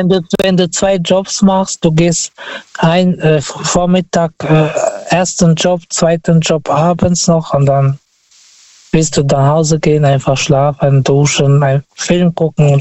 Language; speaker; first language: German; non-native, learner; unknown